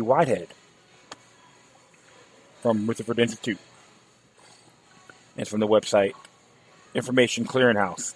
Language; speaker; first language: English; native; English